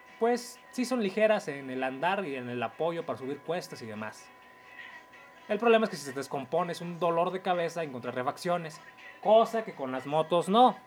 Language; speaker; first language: Spanish; native; Spanish